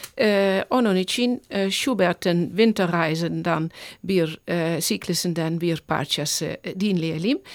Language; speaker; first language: Turkish; non-native, fluent; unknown